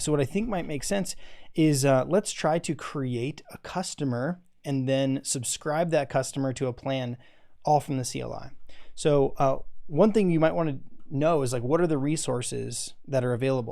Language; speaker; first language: English; native; English